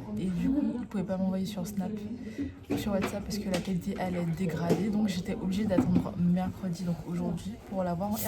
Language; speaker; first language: French; native; French